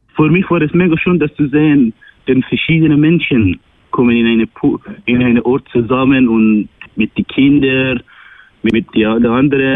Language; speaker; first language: German; non-native, learner; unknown